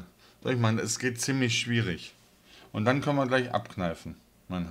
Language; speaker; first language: German; native; German